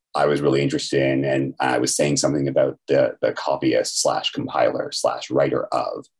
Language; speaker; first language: English; native; English